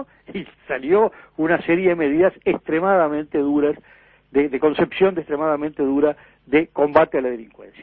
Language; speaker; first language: Spanish; native; Spanish